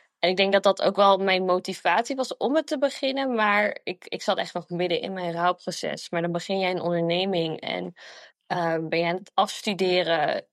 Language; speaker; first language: Dutch; early bilingual, other home language; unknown